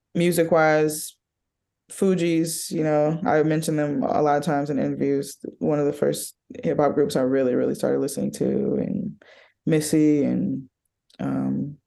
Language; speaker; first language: English; native; English